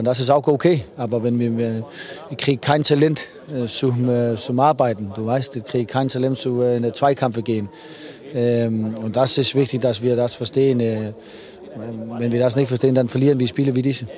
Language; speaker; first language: German; non-native, learner; Danish